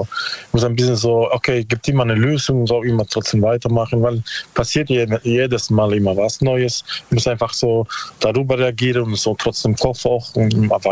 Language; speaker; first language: German; non-native, learner; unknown